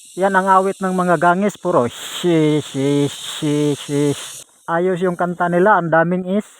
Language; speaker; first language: Filipino; non-native, local second language; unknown